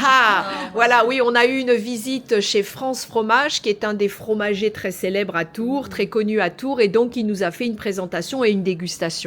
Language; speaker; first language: French; native; French